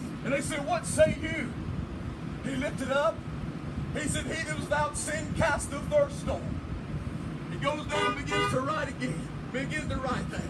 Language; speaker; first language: English; native; English